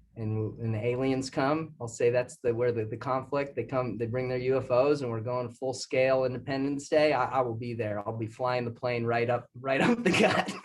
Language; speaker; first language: English; native; English